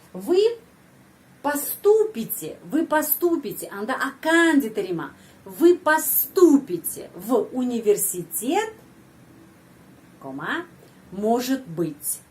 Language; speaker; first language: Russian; non-native, fluent; Indonesian